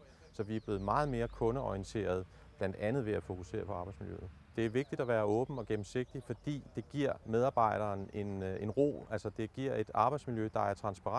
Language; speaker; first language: Danish; native; Danish